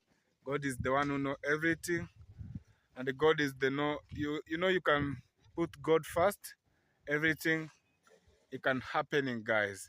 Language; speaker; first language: English; non-native, learner; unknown